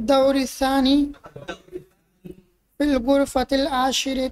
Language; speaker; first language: Arabic; non-native, learner; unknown